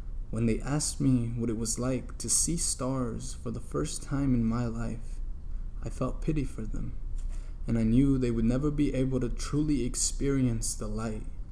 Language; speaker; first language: English; early bilingual, other home language; Spanish